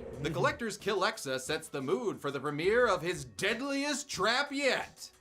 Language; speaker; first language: English; native; English